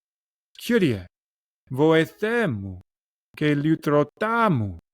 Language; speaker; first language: Greek; non-native, learner; English